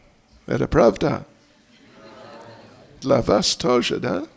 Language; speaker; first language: Russian; non-native, learner; English